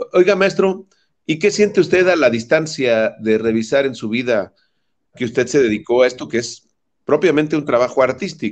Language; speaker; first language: Spanish; native; Spanish